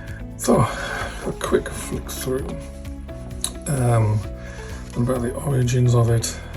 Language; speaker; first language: English; native; English